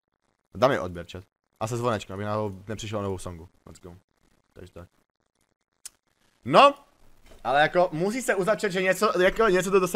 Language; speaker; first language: Czech; native; Czech